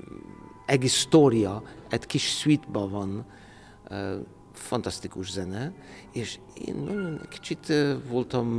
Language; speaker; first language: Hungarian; non-native, learner; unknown